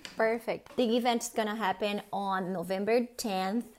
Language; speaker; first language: English; non-native, fluent; Portuguese